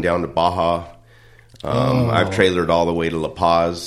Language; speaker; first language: English; native; English